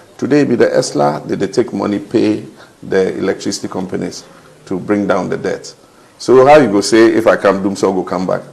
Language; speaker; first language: Nigerian Pidgin; non-native, fluent; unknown